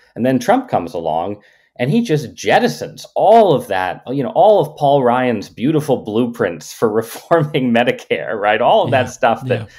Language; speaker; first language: English; native; English